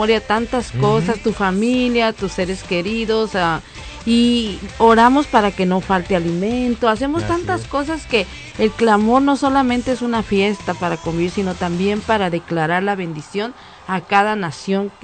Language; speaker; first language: Spanish; native; Spanish